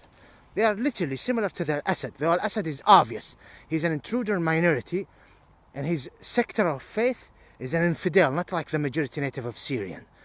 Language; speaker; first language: English; non-native, fluent; Arabic